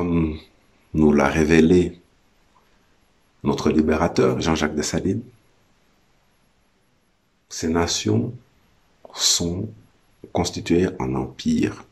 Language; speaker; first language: French; native; French